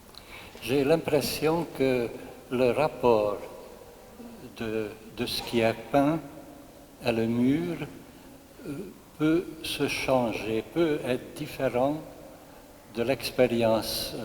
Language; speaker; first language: French; non-native, fluent; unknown